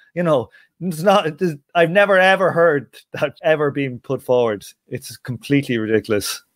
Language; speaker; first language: English; native; English